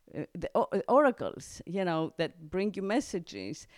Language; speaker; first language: English; non-native, fluent; Greek